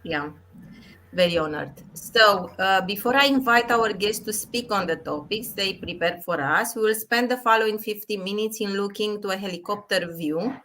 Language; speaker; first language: English; non-native, fluent; Romanian